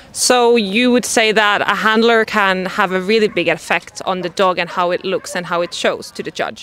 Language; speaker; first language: English; non-native, fluent; Finnish